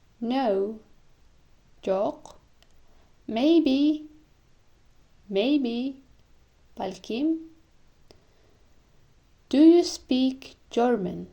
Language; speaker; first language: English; non-native, fluent; Kyrgyz